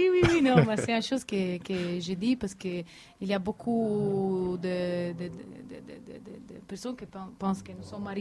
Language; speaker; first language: French; non-native, learner; Italian